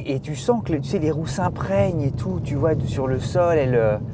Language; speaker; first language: French; native; French